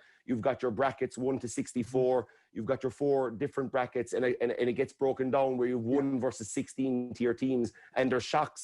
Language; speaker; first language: English; native; English